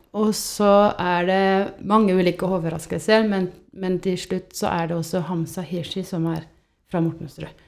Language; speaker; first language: Norwegian; non-native, fluent; Estonian